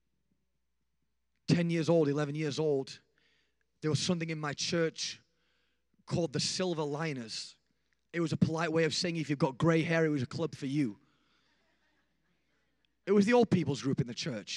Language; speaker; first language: English; native; English